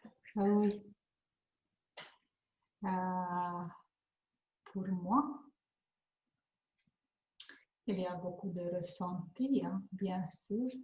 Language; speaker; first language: French; non-native, learner; Hungarian